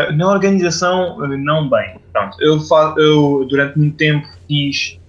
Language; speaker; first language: Portuguese; non-native, fluent; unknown